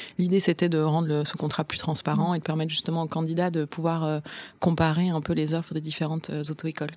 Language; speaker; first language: French; native; French